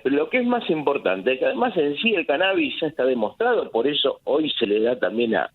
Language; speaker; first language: Spanish; native; Spanish